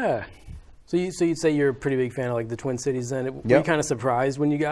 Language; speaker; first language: English; native; English